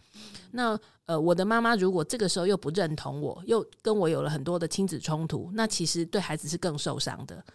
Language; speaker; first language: Chinese; native; Chinese